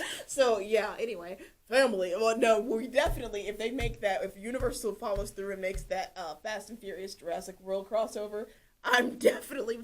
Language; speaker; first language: English; native; English